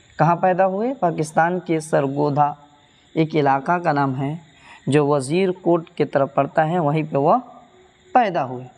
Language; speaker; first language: Urdu; native; Urdu